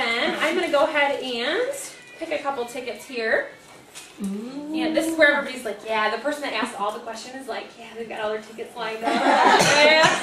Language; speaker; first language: English; native; English